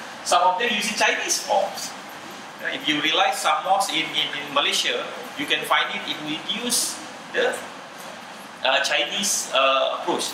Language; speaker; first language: English; non-native, fluent; Indonesian